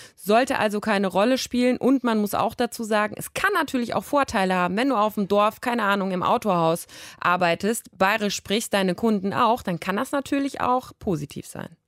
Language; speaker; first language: German; native; German